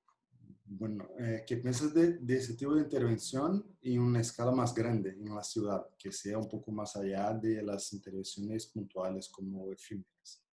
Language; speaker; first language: Spanish; non-native, fluent; Portuguese